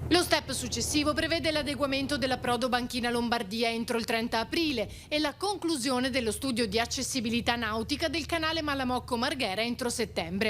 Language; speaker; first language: Italian; native; Italian